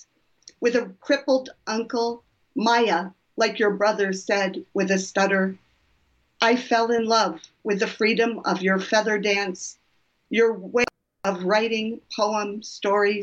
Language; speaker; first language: English; native; English